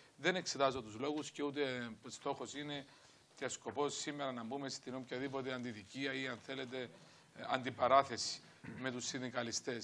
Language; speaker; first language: Greek; native; Greek